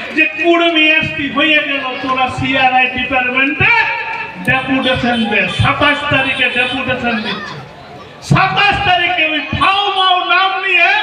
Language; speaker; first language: Bangla; native; Bangla